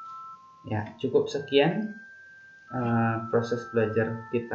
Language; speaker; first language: Indonesian; native; Indonesian